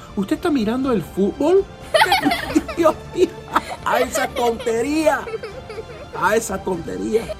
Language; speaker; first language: Spanish; early bilingual, heritage; Spanish